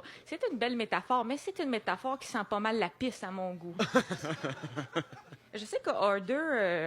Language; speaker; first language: French; native; French